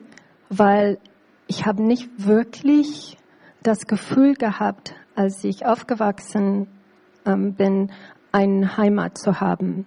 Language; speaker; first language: German; non-native, learner; English